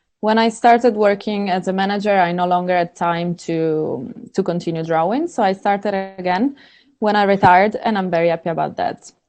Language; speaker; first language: English; non-native, fluent; Italian